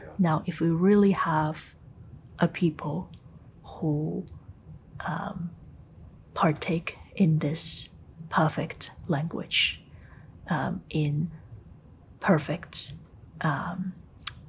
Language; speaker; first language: English; non-native, fluent; Chinese